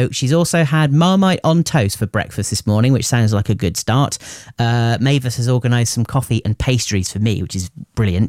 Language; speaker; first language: English; native; English